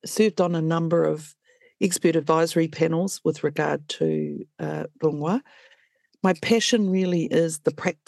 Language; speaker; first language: English; native; English